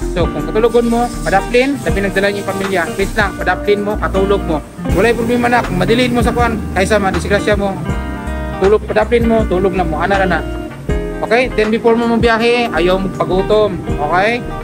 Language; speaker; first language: Cebuano; native; Cebuano